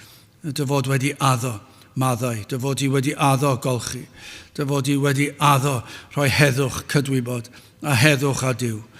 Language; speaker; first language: Welsh; native; Welsh